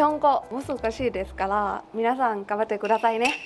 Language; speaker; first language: Japanese; non-native, learner; Thai